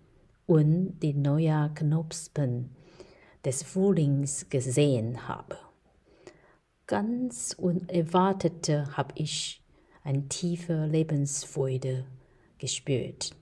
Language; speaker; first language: German; non-native, fluent; Chinese